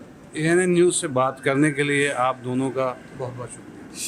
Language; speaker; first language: Hindi; native; Hindi